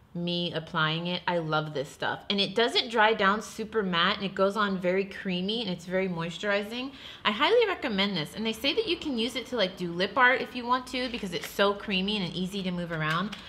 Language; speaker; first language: English; native; English